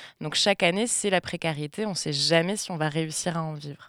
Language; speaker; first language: French; native; French